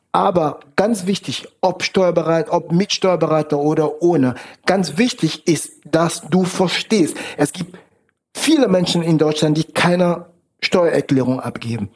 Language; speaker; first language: German; non-native, fluent; French